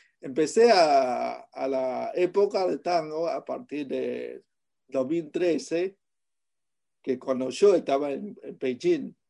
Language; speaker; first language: Spanish; non-native, fluent; Chinese